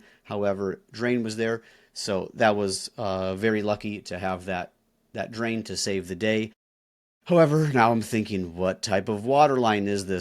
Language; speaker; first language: English; native; English